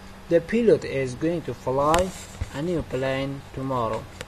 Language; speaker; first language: English; non-native, fluent; Persian